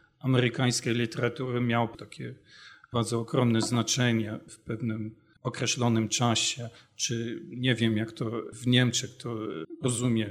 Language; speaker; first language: Polish; non-native, fluent; German